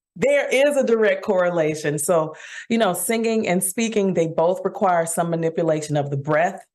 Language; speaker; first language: English; native; English